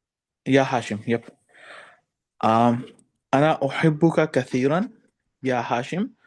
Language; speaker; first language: Arabic; non-native, learner; Urdu